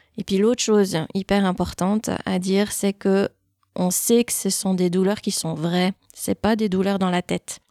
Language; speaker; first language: French; native; French